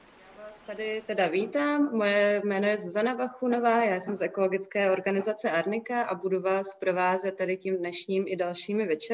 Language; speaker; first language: Czech; native; Czech